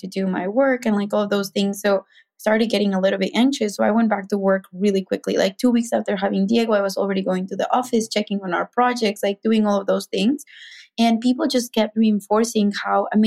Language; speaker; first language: English; non-native, fluent; Spanish